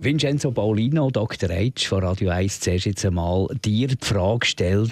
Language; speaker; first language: German; native; German